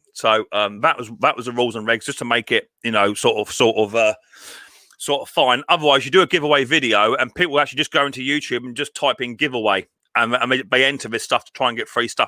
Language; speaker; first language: English; native; English